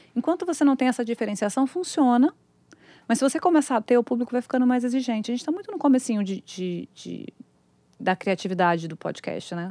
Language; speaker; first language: Portuguese; native; Portuguese